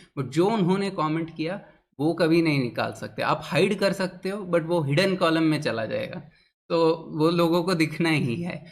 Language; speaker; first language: Hindi; non-native, local second language; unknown